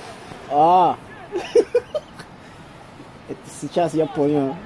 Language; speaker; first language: Russian; non-native, learner; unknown